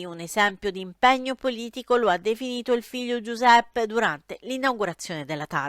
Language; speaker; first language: Italian; native; Italian